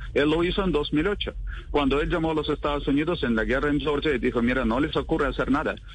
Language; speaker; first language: Spanish; non-native, fluent; Russian